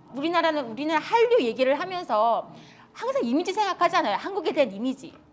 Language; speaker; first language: Korean; native; Korean